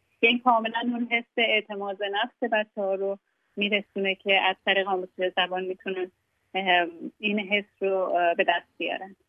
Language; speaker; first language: Persian; native; Persian